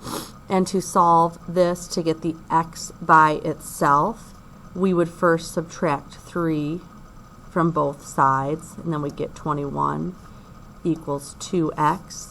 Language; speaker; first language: English; native; English